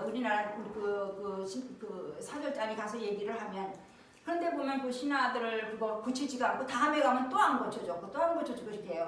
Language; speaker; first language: Korean; native; Korean